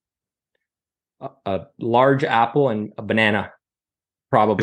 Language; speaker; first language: English; native; English